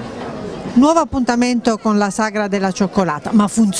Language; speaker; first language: Italian; native; Italian